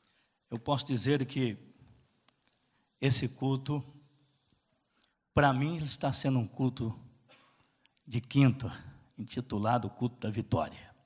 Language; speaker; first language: Portuguese; native; Portuguese